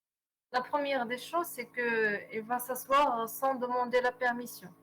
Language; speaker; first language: French; non-native, local second language; Arabic